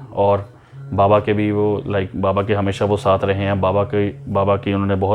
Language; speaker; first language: Hindi; native; Hindi